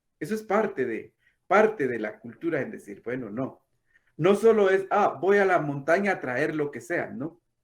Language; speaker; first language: Spanish; non-native, local second language; Kaqchikel